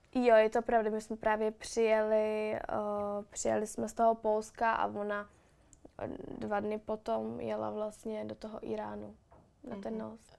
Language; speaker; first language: Czech; native; Czech